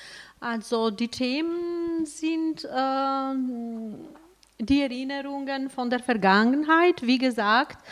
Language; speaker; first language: German; non-native, fluent; Albanian